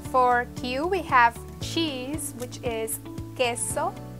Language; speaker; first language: English; early bilingual, other home language; Spanish